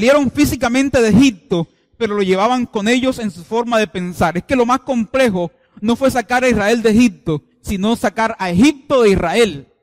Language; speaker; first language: Spanish; native; Spanish